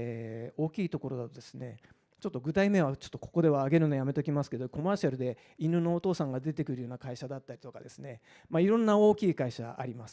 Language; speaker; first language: Japanese; native; Japanese